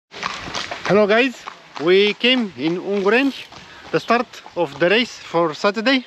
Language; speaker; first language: English; non-native, learner; Romanian